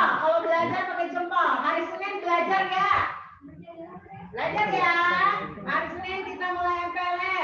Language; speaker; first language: Indonesian; native; Indonesian